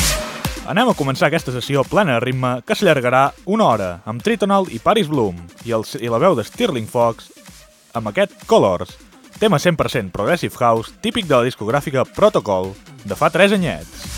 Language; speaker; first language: Catalan; native; Catalan